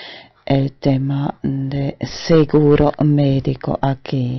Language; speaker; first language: Spanish; non-native, fluent; German